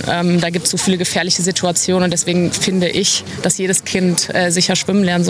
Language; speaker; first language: German; native; German